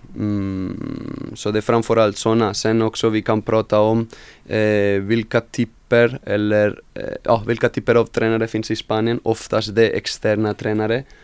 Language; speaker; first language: Swedish; non-native, fluent; Spanish